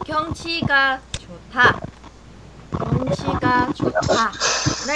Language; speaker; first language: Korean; non-native, fluent; Vietnamese